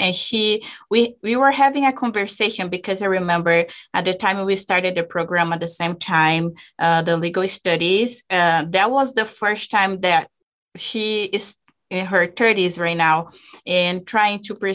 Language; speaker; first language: English; non-native, fluent; Portuguese